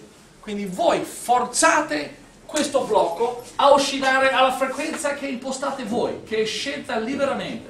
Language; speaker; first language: Italian; native; Italian